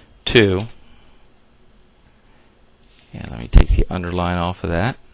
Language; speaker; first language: English; native; English